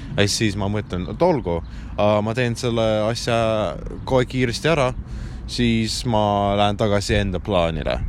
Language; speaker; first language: Estonian; non-native, local second language; Russian